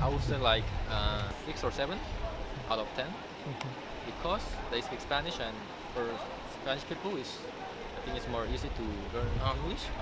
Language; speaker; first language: English; non-native, learner; Korean